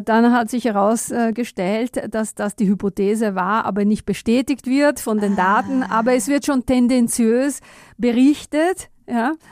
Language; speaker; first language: German; non-native, fluent; Italian